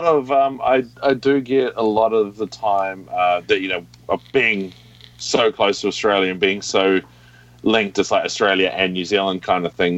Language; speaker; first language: English; native; English